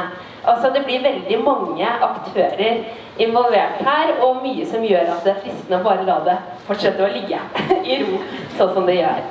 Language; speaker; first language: Norwegian; native; Norwegian